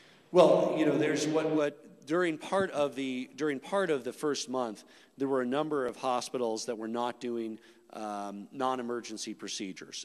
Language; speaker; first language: English; native; English